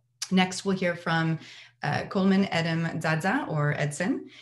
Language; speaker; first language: English; native; English